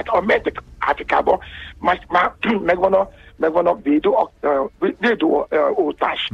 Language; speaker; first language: Hungarian; non-native, learner; Yoruba